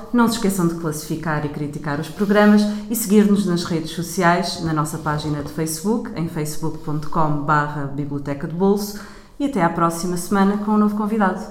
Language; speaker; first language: Portuguese; native; Portuguese